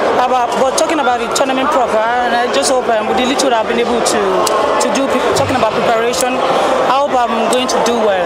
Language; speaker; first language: English; non-native, local second language; Yoruba